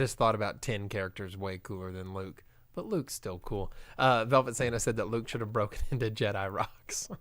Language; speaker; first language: English; native; English